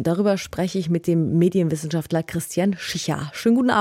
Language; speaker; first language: German; native; German